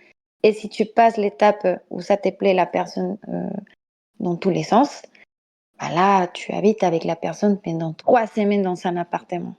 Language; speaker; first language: French; non-native, fluent; Spanish